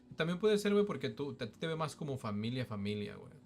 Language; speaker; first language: Spanish; early bilingual, heritage; Spanish